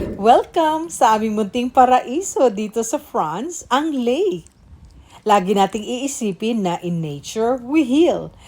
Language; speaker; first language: Filipino; native; Filipino